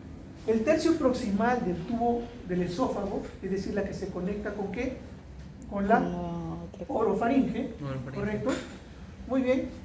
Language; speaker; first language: Spanish; native; Spanish